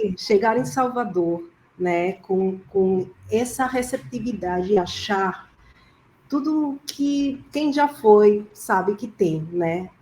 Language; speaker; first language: Portuguese; non-native, fluent; Spanish